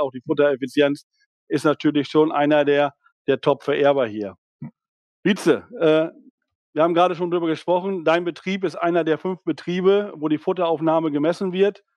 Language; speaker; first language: German; native; German